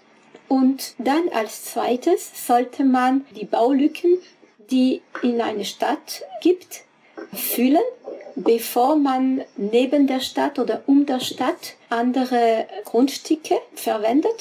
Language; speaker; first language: German; non-native, fluent; French